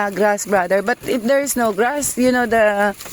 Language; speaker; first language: English; non-native, local second language; Filipino